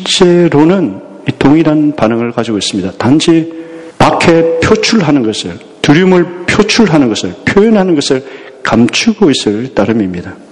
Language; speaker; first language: Korean; native; Korean